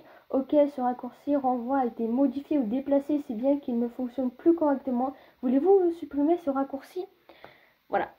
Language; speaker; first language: French; native; French